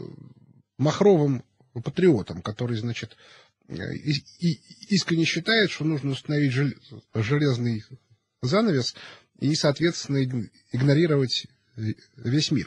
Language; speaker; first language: Russian; native; Russian